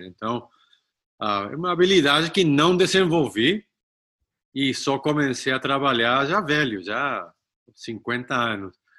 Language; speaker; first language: Portuguese; non-native, fluent; Spanish